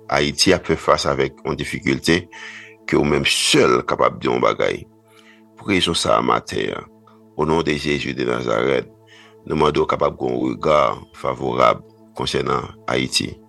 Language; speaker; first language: French; native; French